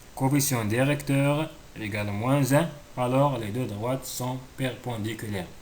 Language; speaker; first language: French; non-native, local second language; Arabic